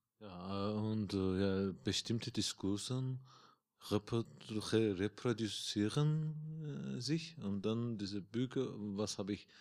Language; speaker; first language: German; non-native, learner; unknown